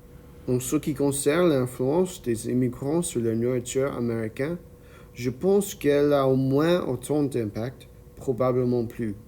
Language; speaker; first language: French; non-native, learner; English